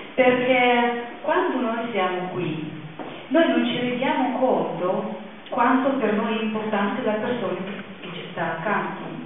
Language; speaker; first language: Italian; non-native, fluent; Russian